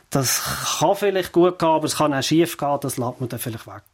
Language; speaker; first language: German; native; German